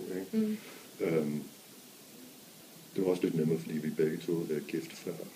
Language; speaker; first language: Danish; non-native, fluent; English